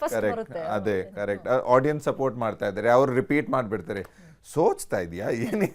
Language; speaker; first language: Kannada; non-native, local second language; Punjabi